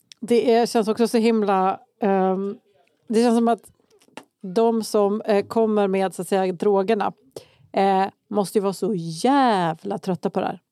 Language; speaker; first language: Swedish; native; Swedish